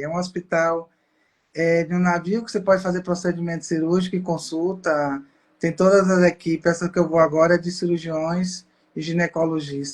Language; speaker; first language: Portuguese; native; Portuguese